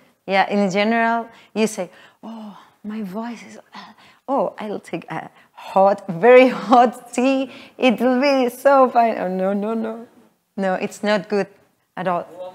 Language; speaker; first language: English; non-native, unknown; Spanish